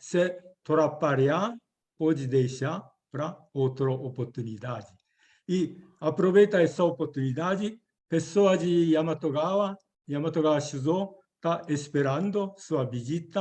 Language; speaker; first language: Portuguese; non-native, fluent; Japanese